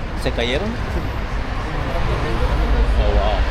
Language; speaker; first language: Spanish; early bilingual, heritage; Spanish